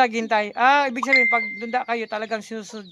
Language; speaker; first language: Filipino; native; Filipino